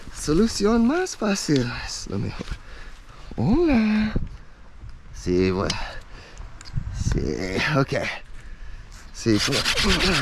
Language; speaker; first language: Spanish; non-native, learner; English